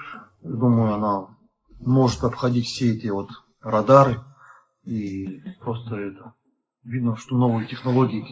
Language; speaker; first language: Russian; native; Russian